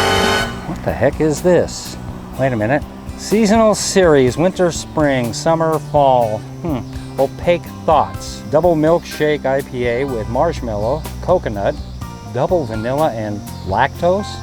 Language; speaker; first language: English; native; English